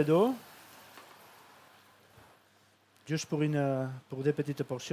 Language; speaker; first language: French; non-native, fluent; Catalan